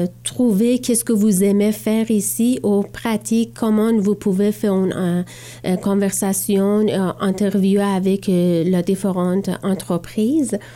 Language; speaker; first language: French; non-native, learner; Persian